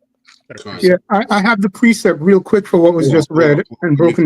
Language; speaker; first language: English; native; English